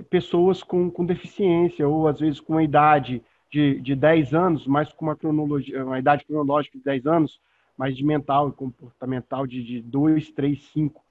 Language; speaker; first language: Portuguese; native; Portuguese